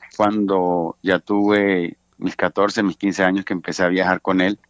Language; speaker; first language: Spanish; native; Spanish